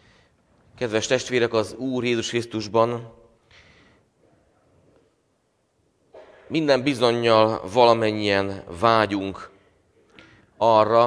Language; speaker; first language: Hungarian; native; Hungarian